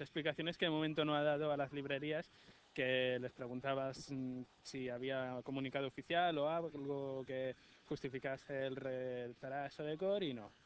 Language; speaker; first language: Spanish; native; Spanish